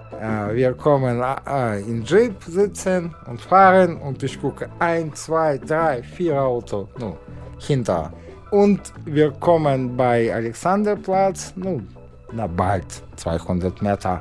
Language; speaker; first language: German; non-native, learner; Russian